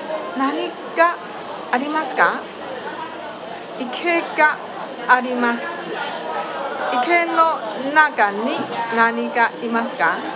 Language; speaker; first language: Japanese; non-native, learner; Chinese